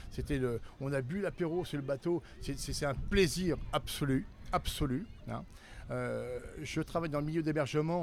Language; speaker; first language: French; native; French